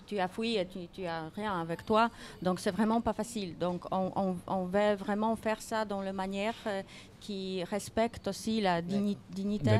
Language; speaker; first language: French; non-native, fluent; Polish